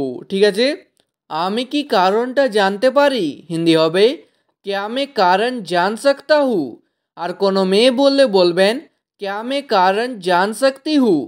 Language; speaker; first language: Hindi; non-native, local second language; Bangla